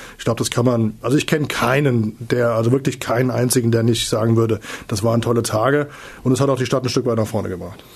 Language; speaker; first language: German; native; German